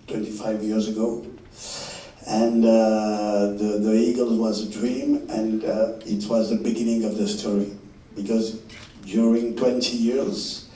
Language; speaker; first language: English; non-native, learner; French